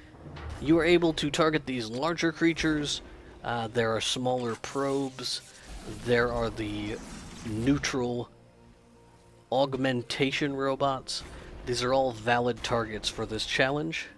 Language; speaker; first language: English; native; English